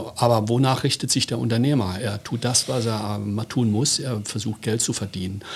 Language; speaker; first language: German; native; German